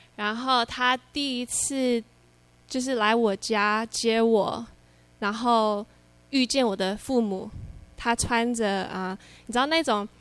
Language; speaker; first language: Chinese; early bilingual, heritage; Chinese